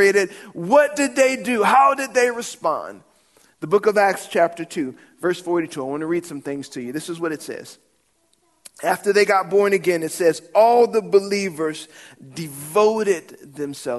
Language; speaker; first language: English; native; English